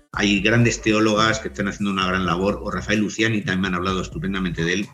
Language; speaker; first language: Spanish; native; Spanish